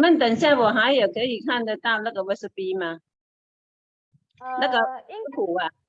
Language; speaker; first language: Chinese; non-native, local second language; Cantonese